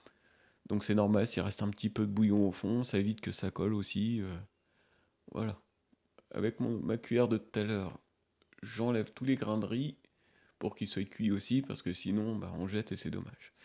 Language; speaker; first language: French; native; French